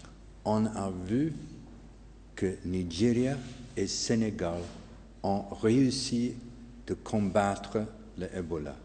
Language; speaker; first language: French; non-native, fluent; English